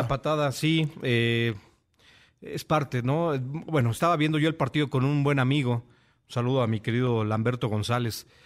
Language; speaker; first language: Spanish; native; Spanish